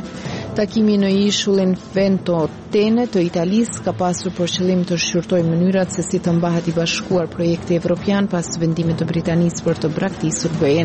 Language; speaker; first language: Albanian; native; Albanian